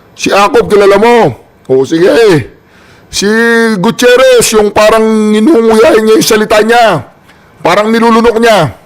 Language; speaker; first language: Filipino; native; Filipino